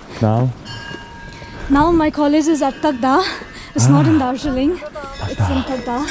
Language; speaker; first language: English; non-native, fluent; Nepali